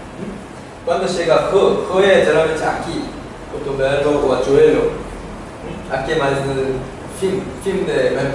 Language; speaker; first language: Portuguese; non-native, learner; Korean